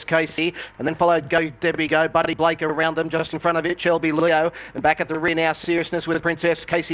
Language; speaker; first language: English; native; English